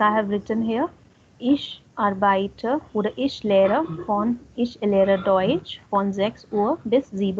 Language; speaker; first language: German; non-native, learner; Hindi